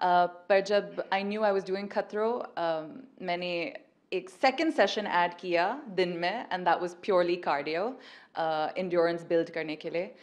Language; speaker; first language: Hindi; early bilingual, heritage; Hindi